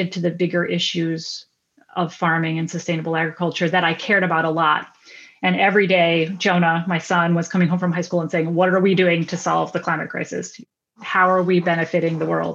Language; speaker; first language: English; native; English